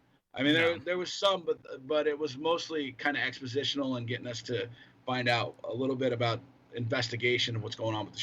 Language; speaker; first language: English; native; English